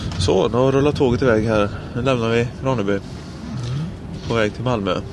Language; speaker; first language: Swedish; native; Swedish